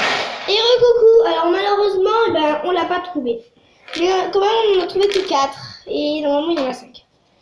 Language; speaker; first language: French; native; French